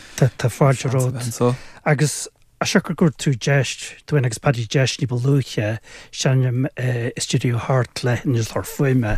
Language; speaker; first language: Irish; native; Irish